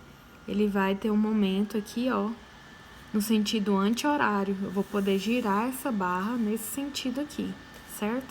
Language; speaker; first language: Portuguese; native; Portuguese